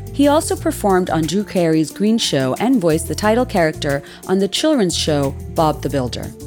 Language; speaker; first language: English; non-native, local second language; Bangla